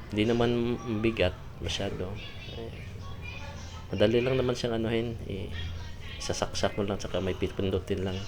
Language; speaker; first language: Filipino; native; Filipino